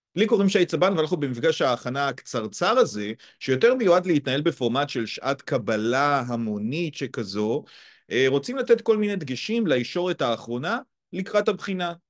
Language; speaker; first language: Hebrew; native; Hebrew